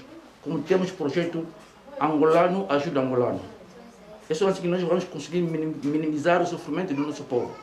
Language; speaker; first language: Portuguese; native; Portuguese